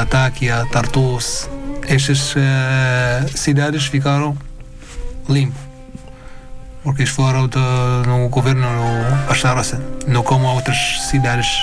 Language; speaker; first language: Portuguese; non-native, learner; Arabic